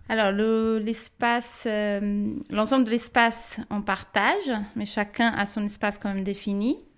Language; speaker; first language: French; non-native, fluent; Portuguese